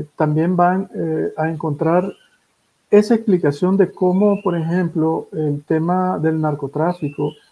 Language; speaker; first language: Spanish; native; Spanish